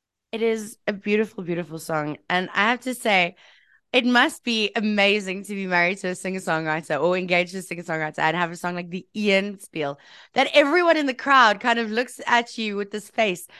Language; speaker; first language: English; native; English